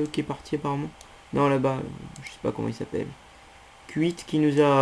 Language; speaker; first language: French; native; French